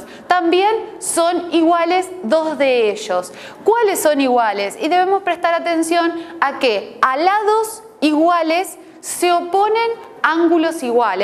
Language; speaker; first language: Spanish; native; Spanish